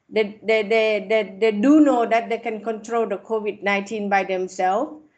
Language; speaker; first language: English; non-native, fluent; Thai